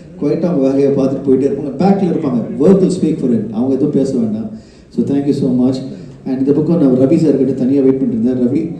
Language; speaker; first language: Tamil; native; Tamil